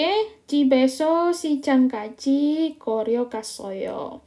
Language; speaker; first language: Korean; non-native, fluent; Indonesian